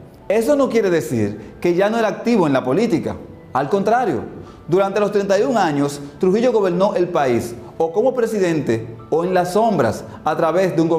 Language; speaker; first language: Spanish; native; Spanish